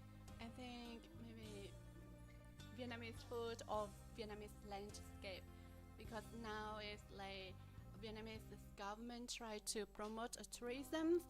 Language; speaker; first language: English; non-native, learner; Vietnamese